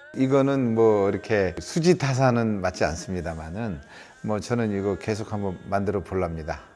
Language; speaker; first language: Korean; native; Korean